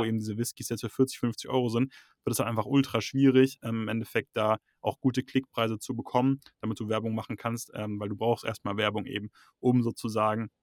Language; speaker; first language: German; native; German